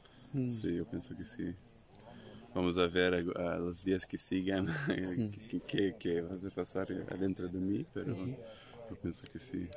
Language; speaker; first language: Spanish; non-native, fluent; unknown